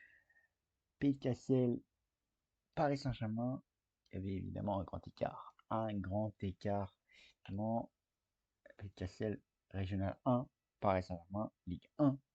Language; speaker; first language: French; native; French